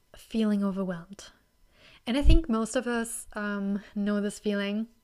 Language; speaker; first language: English; non-native, fluent; German